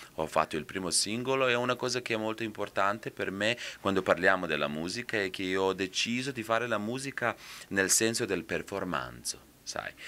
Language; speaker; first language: Italian; non-native, fluent; Serbian